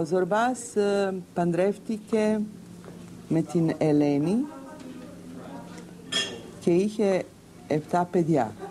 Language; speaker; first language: Greek; early bilingual, heritage; Macedonian